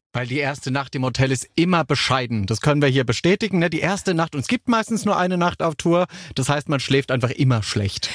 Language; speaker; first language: German; native; German